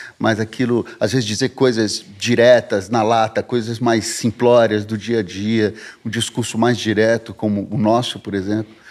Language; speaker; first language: Portuguese; early bilingual, heritage; Portuguese